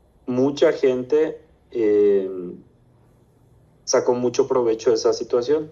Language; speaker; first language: Spanish; native; Spanish